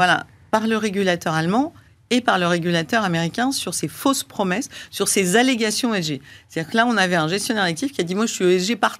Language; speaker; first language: French; native; French